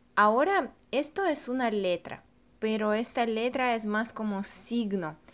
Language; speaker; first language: Spanish; non-native, fluent; Russian